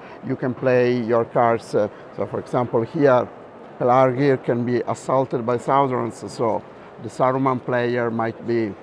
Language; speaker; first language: English; non-native, fluent; Italian